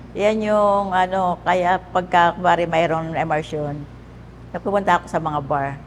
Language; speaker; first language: Filipino; native; Filipino